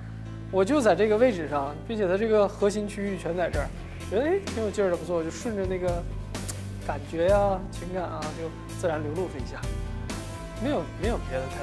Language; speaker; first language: Chinese; native; Chinese